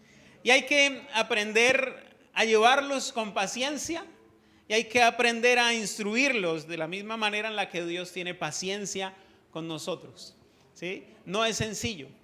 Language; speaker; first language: Spanish; native; Spanish